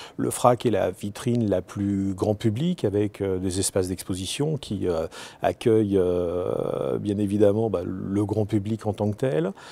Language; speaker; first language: French; native; French